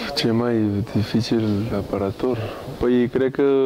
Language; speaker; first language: Romanian; non-native, fluent; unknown